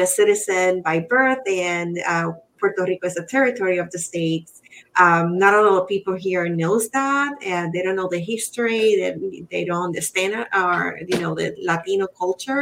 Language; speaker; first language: English; non-native, fluent; Spanish